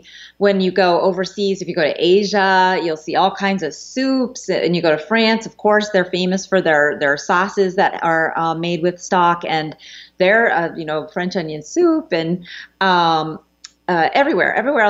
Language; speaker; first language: English; native; English